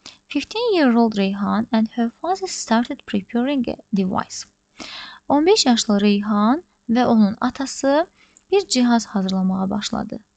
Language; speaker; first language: English; non-native, fluent; Azerbaijani